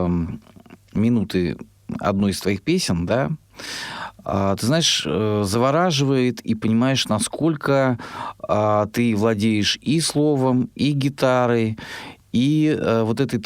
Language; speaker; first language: Russian; native; Russian